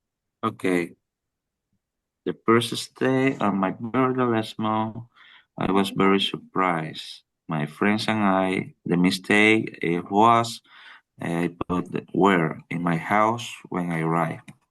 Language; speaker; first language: English; non-native, learner; Spanish